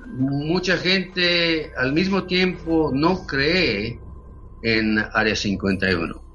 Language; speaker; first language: Spanish; non-native, fluent; Japanese